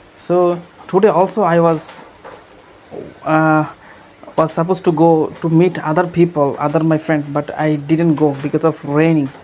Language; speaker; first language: English; non-native, learner; Bangla